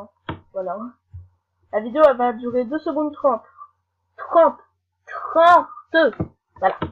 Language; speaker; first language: French; native; French